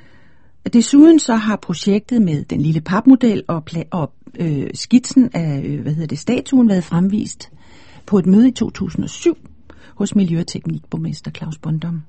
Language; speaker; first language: Danish; native; Danish